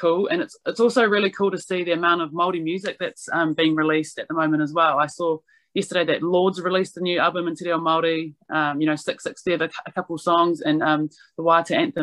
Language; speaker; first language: English; non-native, local second language; Māori